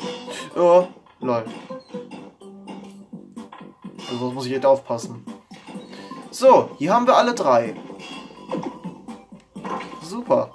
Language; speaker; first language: German; native; German